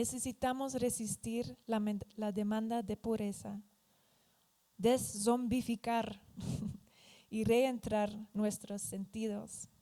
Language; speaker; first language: Spanish; non-native, fluent; Dutch